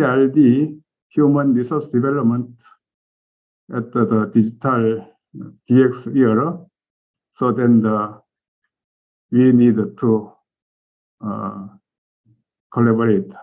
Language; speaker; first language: English; non-native, learner; Korean